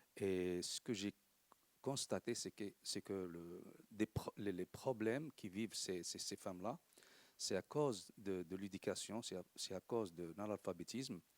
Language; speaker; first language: French; non-native, local second language; Arabic